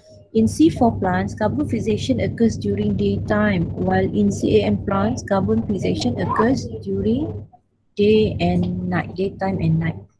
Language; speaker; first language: English; non-native, local second language; Malay